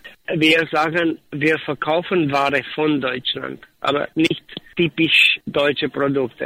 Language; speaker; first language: German; non-native, learner; Romanian